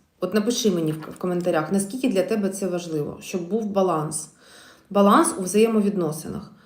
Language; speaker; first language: Ukrainian; non-native, local second language; Russian